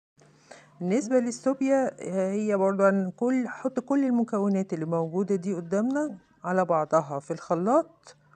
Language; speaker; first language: Arabic; native; Arabic